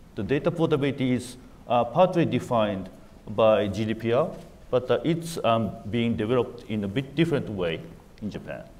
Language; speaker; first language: English; non-native, fluent; Japanese